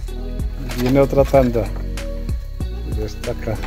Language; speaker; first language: Spanish; native; Spanish